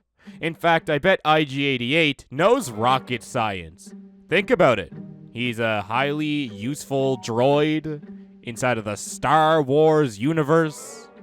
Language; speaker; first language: English; native; English